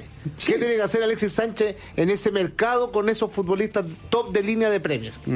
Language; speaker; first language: Spanish; native; Spanish